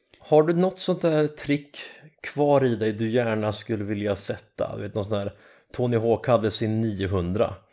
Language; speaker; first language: Swedish; native; Swedish